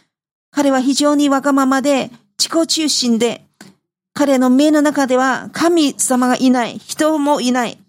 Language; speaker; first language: Japanese; non-native, fluent; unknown